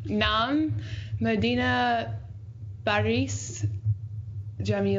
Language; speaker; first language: Arabic; non-native, learner; English